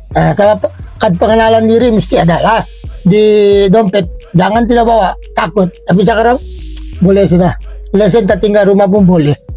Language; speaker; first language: Malay; non-native, fluent; Filipino